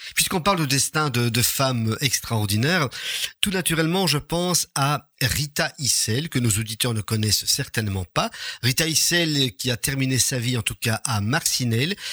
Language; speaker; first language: French; native; French